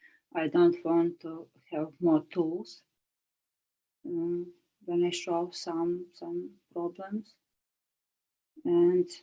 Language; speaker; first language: English; non-native, learner; Ukrainian